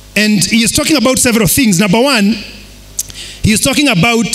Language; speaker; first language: English; non-native, local second language; Kikuyu